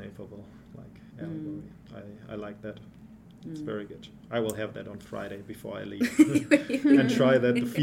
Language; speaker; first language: English; non-native, fluent; German